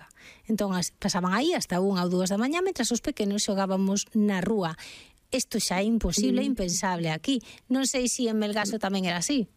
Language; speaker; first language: Galician; native; Galician